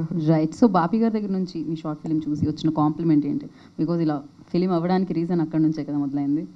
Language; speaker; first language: Telugu; native; Telugu